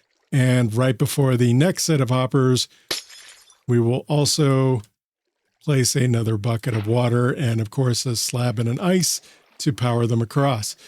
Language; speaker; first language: English; native; English